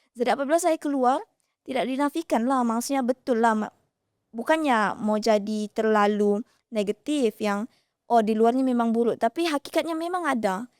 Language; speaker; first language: Malay; native; Malay